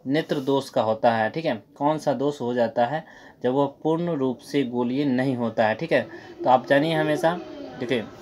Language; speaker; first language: Hindi; native; Hindi